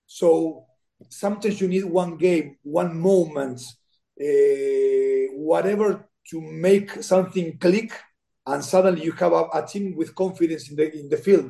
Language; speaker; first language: English; non-native, fluent; Spanish